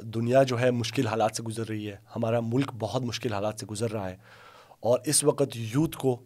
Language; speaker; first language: Urdu; non-native, local second language; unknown